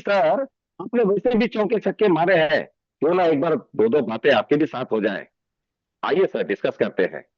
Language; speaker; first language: Hindi; native; Hindi